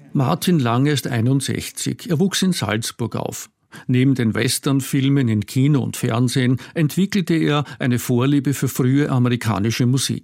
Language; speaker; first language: German; native; German